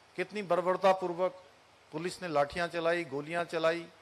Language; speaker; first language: Hindi; native; Hindi